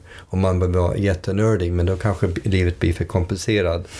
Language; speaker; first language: Swedish; early bilingual, other home language; English